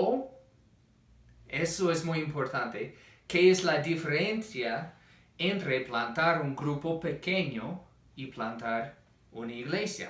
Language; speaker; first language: Spanish; non-native, fluent; English